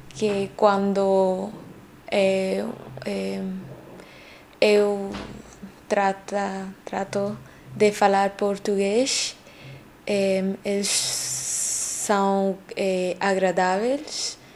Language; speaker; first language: Portuguese; non-native, learner; Spanish